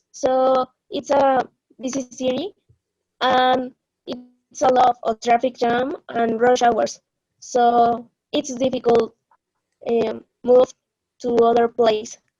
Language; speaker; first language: English; non-native, learner; Spanish